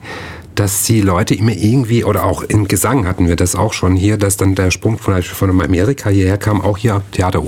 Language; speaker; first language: German; native; German